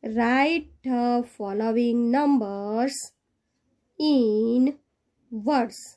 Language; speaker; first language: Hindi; non-native, local second language; Gujarati